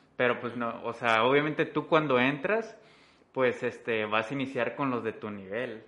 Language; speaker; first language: Spanish; native; Spanish